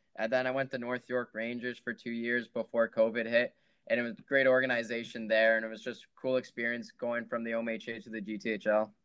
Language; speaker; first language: English; native; English